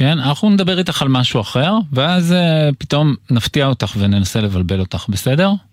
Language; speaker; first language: Hebrew; native; Hebrew